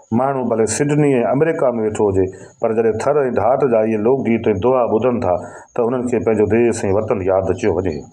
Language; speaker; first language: Sindhi; native; Sindhi